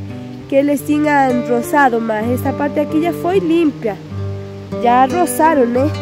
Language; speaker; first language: Portuguese; non-native, local second language; Spanish